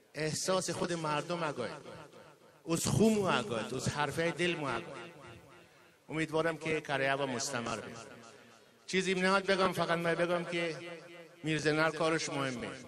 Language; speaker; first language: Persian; non-native, local second language; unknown